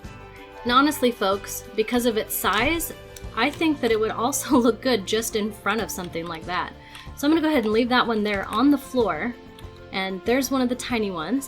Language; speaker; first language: English; native; English